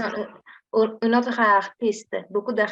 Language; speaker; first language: French; non-native, learner; Greek